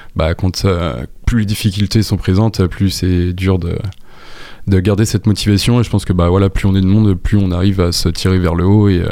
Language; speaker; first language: French; native; French